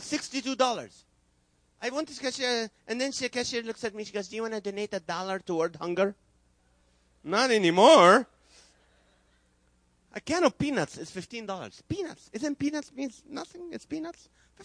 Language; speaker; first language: English; non-native, fluent; Arabic